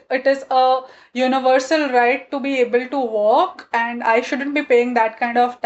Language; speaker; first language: English; non-native, local second language; Gujarati